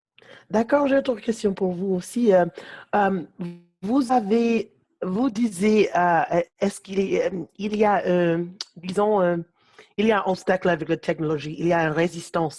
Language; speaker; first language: French; non-native, learner; English